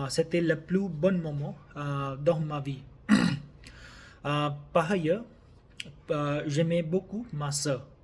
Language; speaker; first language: French; non-native, learner; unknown